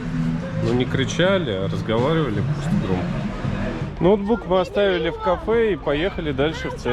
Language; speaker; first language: Russian; native; Russian